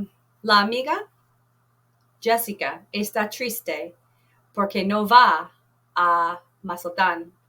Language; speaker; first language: Spanish; non-native, fluent; English